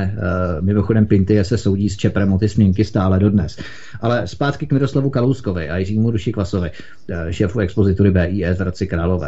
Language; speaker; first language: Czech; native; Czech